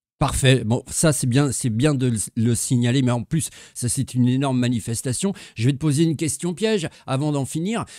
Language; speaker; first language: French; native; French